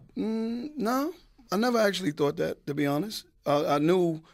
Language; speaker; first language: English; native; English